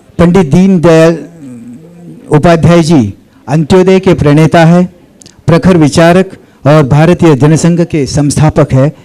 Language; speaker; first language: Hindi; non-native, local second language; Tulu